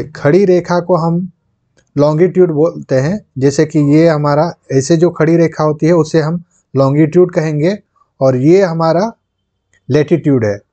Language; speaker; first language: Hindi; non-native, local second language; Santali